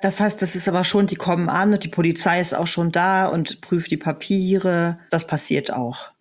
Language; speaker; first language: German; native; German